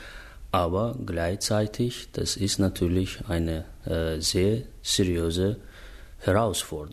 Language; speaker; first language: German; non-native, fluent; Azerbaijani